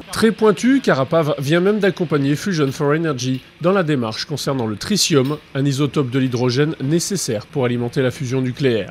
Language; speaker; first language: French; native; French